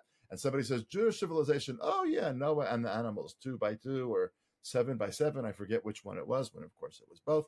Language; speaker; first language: English; native; English